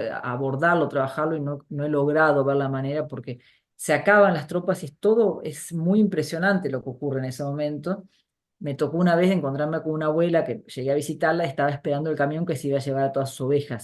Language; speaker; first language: Spanish; native; Spanish